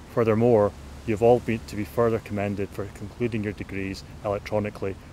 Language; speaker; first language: English; native; English